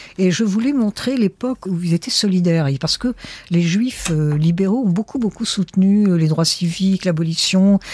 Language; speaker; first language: French; early bilingual, heritage; French